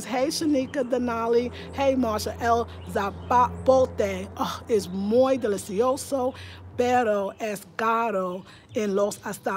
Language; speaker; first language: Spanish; non-native, learner; English